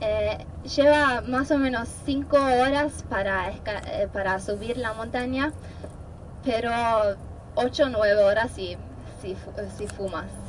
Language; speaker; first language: Spanish; non-native, fluent; Norwegian